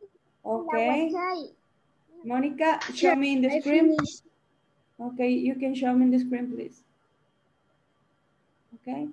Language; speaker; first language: English; non-native, learner; Spanish